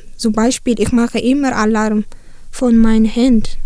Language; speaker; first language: German; non-native, learner; Tigrinya